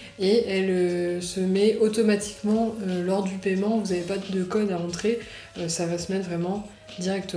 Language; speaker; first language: French; native; French